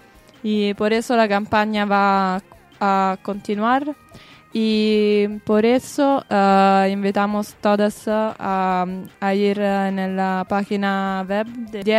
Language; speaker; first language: Spanish; non-native, learner; Italian